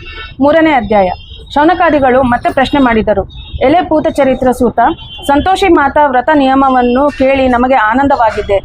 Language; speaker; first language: Kannada; native; Kannada